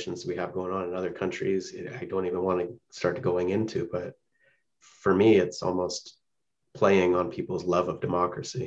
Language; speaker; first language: English; native; English